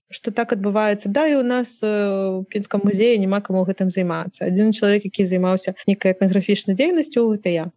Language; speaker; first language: Belarusian; native; Belarusian